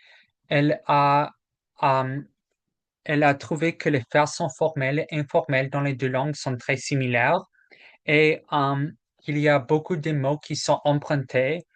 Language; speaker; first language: French; non-native, learner; English